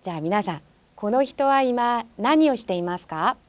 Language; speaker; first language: Japanese; non-native, fluent; Korean